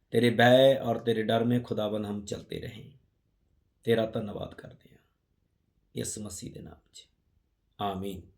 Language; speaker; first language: Hindi; non-native, local second language; Punjabi